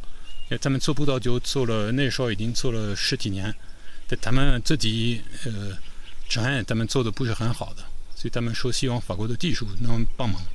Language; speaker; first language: Chinese; non-native, fluent; French